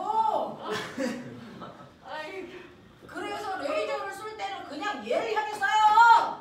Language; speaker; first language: Korean; native; Korean